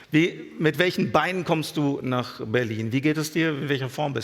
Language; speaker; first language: German; native; German